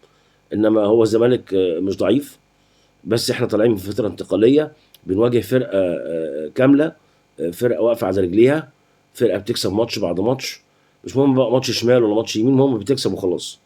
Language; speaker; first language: Arabic; native; Arabic